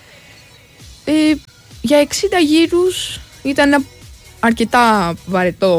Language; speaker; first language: Greek; native; Greek